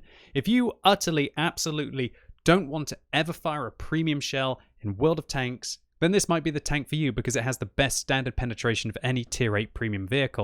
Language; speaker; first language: English; native; English